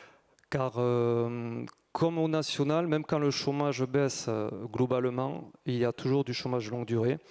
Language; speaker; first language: French; native; French